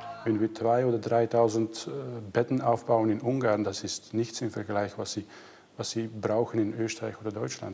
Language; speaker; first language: German; non-native, fluent; Hungarian